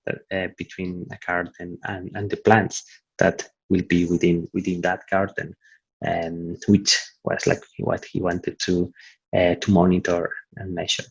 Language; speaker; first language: English; non-native, fluent; Italian